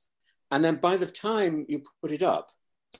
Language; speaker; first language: English; native; English